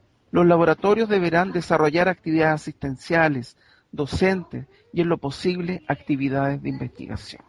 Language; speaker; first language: Spanish; native; Spanish